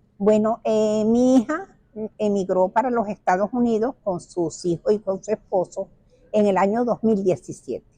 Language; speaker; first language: Spanish; native; Spanish